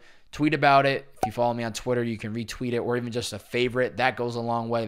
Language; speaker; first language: English; native; English